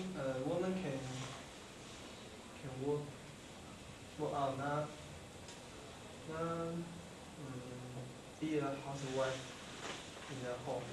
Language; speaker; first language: English; non-native, learner; Chinese